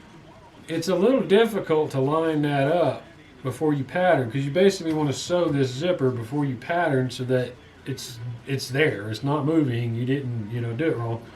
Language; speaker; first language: English; native; English